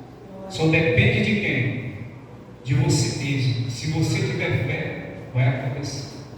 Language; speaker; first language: Portuguese; native; Portuguese